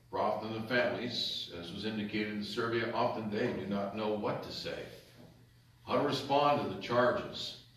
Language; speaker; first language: English; native; English